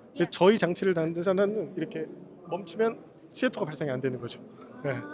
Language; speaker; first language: Korean; native; Korean